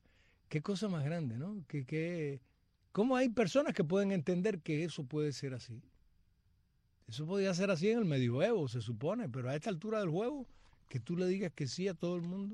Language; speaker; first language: Spanish; native; Spanish